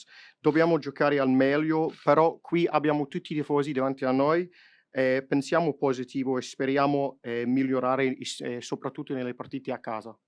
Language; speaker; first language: Italian; non-native, fluent; English